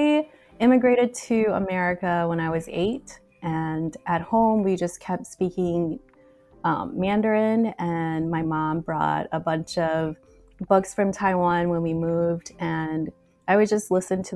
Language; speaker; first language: English; native; English